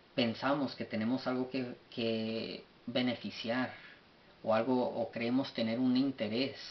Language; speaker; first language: Spanish; early bilingual, heritage; Spanish